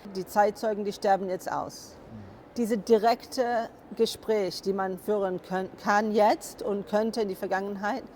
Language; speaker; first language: German; non-native, fluent; English